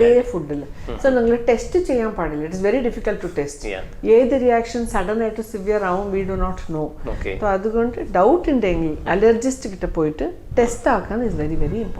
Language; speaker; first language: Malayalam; non-native, fluent; Tamil